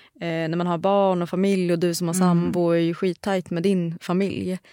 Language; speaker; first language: Swedish; native; Swedish